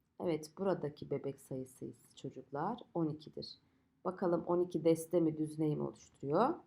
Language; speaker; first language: Turkish; native; Turkish